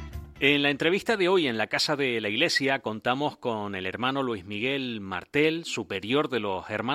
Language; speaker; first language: Spanish; native; Spanish